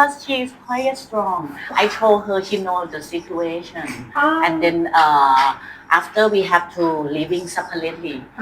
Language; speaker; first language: English; non-native, fluent; Thai